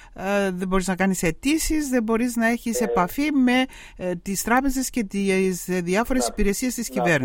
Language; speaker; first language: Greek; native; Greek